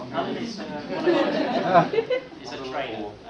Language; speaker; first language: English; native; English